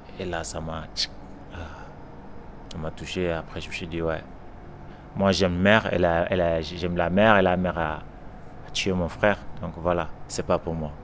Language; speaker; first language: French; non-native, local second language; Wolof